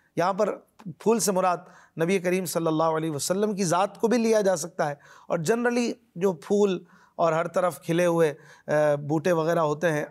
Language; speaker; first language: Urdu; native; Urdu